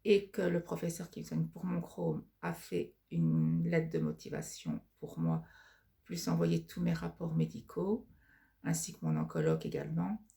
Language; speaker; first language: French; native; French